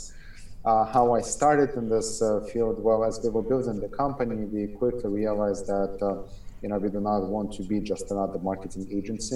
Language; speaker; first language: English; non-native, fluent; Ukrainian